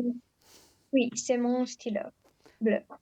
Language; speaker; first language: French; non-native, learner; Romanian